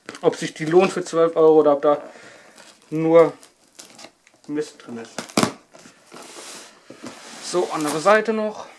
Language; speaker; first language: German; native; German